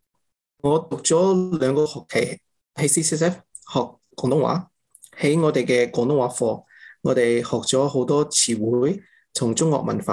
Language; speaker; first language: Cantonese; early bilingual, heritage; English